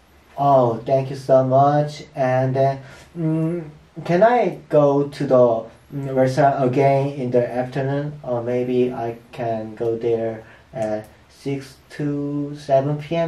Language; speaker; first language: English; non-native, learner; Korean